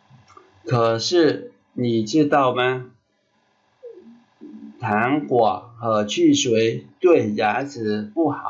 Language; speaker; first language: Chinese; non-native, fluent; Khmer